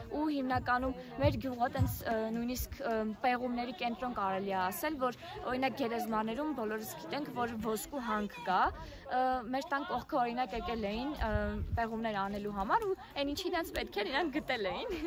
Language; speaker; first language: Armenian; native; Armenian